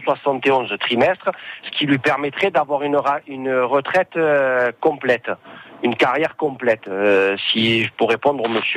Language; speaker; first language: French; native; French